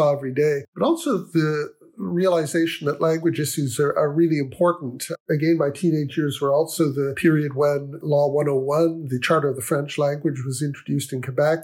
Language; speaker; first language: English; native; English